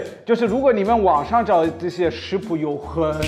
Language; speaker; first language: Chinese; non-native, fluent; German